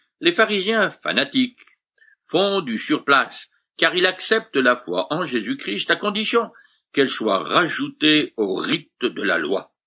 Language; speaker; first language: French; native; French